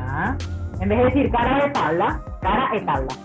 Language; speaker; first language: Spanish; native; Spanish